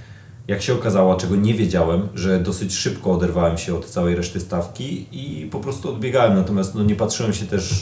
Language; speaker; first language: Polish; native; Polish